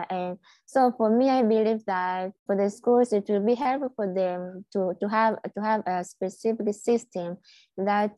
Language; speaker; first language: English; non-native, local second language; Swahili